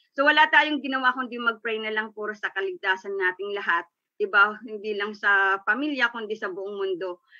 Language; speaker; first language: Filipino; native; Filipino